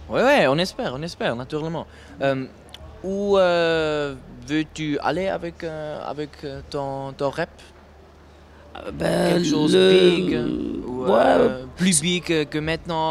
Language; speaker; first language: French; non-native, learner; German